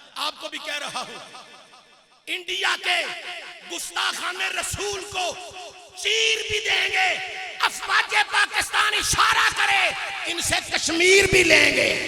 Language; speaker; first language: Urdu; non-native, local second language; Punjabi